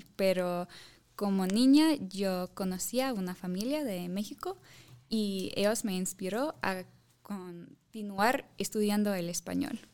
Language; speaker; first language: Spanish; non-native, fluent; English